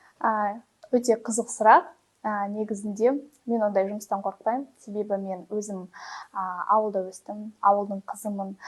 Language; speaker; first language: Kazakh; non-native, local second language; Russian